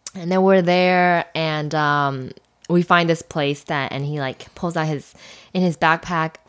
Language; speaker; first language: English; non-native, fluent; Chinese